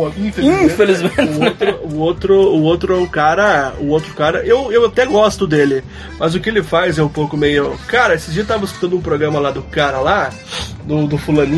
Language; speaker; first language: Portuguese; native; Portuguese